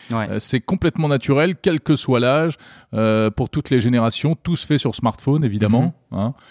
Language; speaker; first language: French; native; French